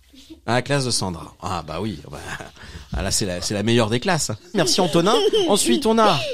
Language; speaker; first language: French; native; French